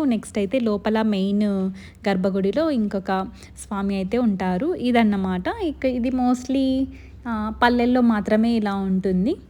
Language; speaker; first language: Telugu; non-native, local second language; Lambadi